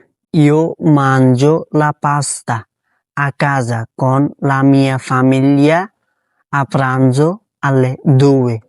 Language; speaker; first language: Italian; non-native, fluent; Bangla